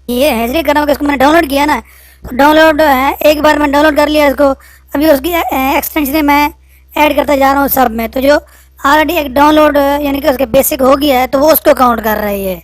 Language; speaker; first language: Urdu; non-native, local second language; Punjabi